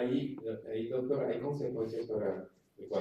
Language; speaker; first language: Spanish; native; Spanish